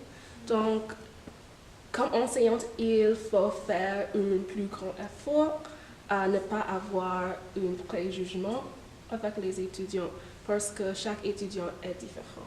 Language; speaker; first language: French; non-native, fluent; English